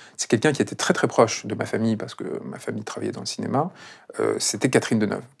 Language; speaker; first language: French; non-native, fluent; Spanish